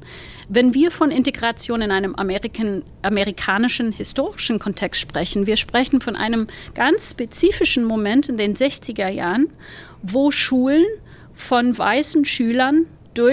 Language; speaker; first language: German; non-native, fluent; English